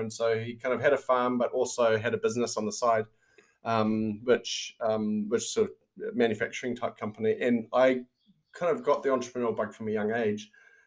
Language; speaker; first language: English; native; English